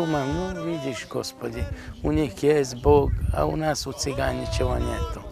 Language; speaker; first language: Russian; non-native, local second language; Romany